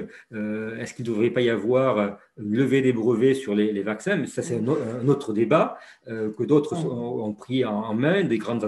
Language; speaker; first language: French; native; French